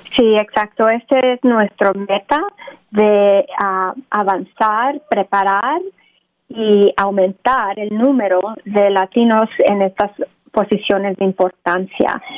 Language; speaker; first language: Spanish; early bilingual, heritage; Spanish